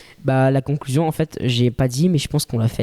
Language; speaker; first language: French; native; French